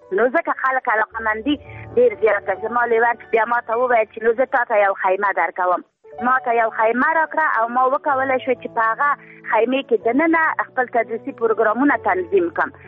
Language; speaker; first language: Pashto; native; Pashto